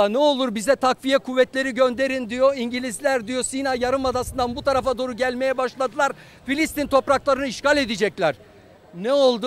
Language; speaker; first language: Turkish; native; Turkish